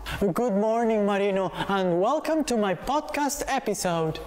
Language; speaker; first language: English; non-native, learner; Spanish